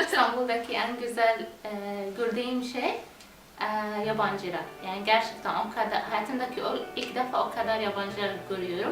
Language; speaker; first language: Turkish; non-native, learner; Arabic